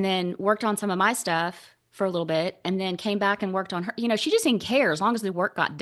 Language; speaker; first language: English; native; English